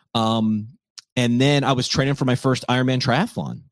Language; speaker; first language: English; native; English